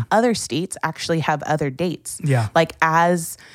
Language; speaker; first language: English; native; English